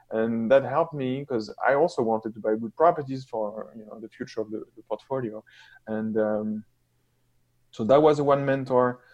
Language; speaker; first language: English; non-native, fluent; French